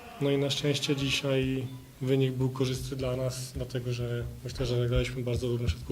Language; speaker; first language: Polish; non-native, fluent; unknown